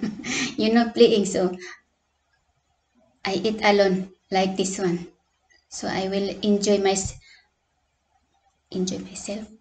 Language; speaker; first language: English; non-native, local second language; Cebuano